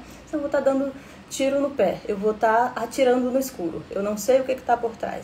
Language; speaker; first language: Portuguese; native; Portuguese